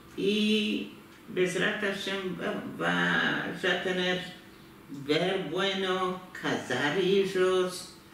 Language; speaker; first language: Spanish; early bilingual, heritage; Turkish